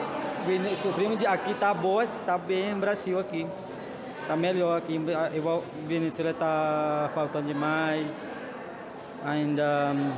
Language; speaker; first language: Portuguese; non-native, learner; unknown